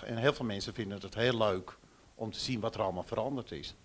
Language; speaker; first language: Dutch; native; Dutch